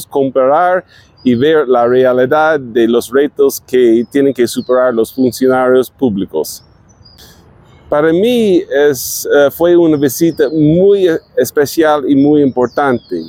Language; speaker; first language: Spanish; non-native, fluent; English